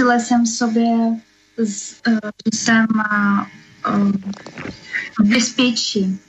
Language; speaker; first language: Czech; non-native, learner; Russian